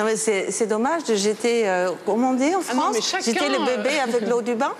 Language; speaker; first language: French; non-native, fluent; Dutch